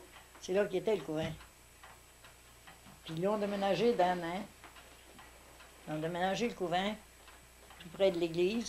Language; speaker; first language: French; native; French